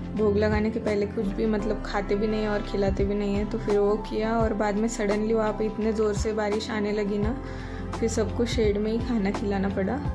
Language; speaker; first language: Hindi; non-native, local second language; Marathi